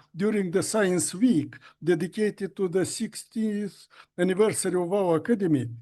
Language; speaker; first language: English; non-native, fluent; Romanian